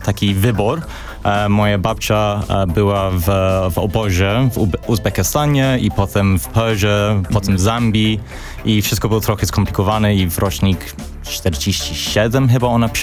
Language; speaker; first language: Polish; non-native, fluent; English